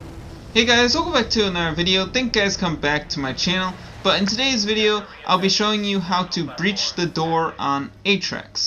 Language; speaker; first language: English; native; English